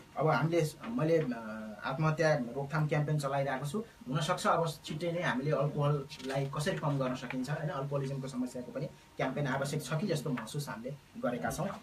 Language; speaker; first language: Nepali; native; Nepali